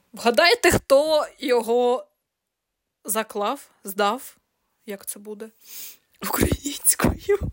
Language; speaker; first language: Ukrainian; non-native, local second language; Russian